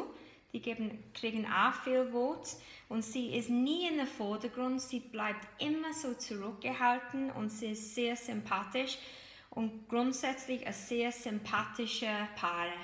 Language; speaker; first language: German; non-native, fluent; English